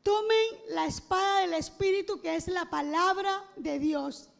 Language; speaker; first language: Spanish; native; Spanish